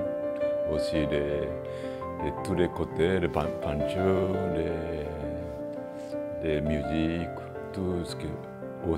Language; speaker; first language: French; non-native, fluent; Japanese